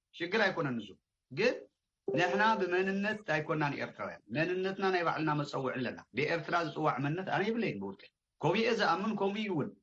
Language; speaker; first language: Tigrinya; native; Tigrinya